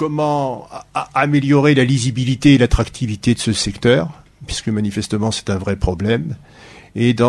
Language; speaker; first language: French; native; French